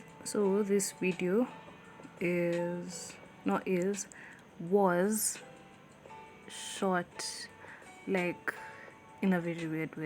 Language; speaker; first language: English; non-native, local second language; Swahili